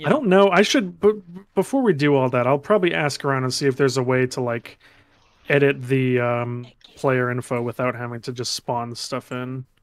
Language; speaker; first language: English; native; English